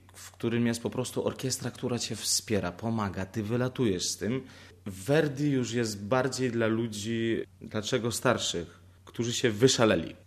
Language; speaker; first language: Polish; early bilingual, other home language; Ukrainian